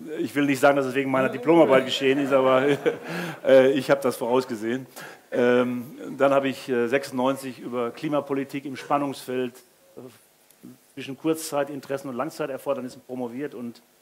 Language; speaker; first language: German; native; German